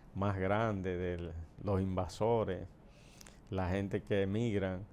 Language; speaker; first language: Spanish; native; Spanish